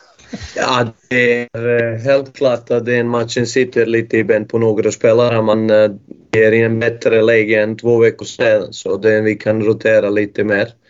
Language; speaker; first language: Swedish; non-native, fluent; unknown